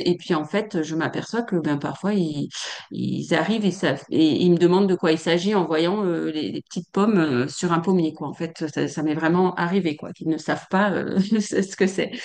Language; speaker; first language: French; native; French